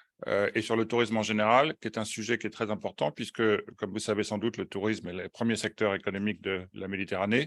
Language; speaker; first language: French; native; French